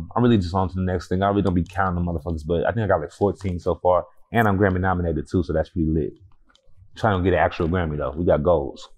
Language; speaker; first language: English; native; English